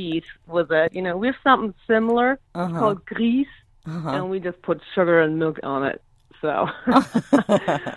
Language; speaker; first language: English; non-native, fluent; German